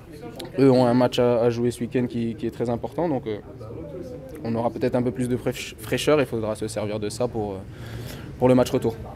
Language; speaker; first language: French; native; French